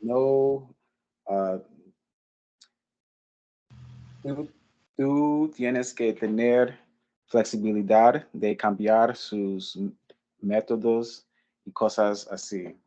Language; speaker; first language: Spanish; non-native, fluent; English